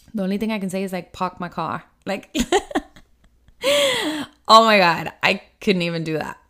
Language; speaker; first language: English; early bilingual, other home language; Spanish